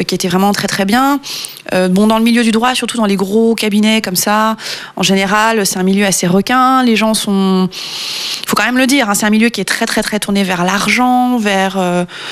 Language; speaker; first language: French; native; French